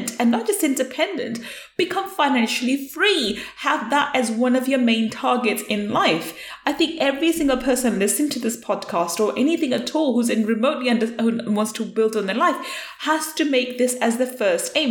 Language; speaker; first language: English; native; English